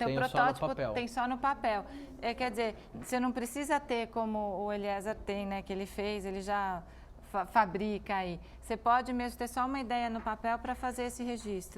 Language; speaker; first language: Portuguese; native; Portuguese